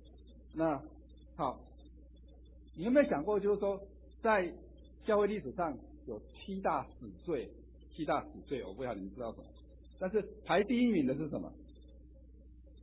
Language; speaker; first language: Chinese; native; Chinese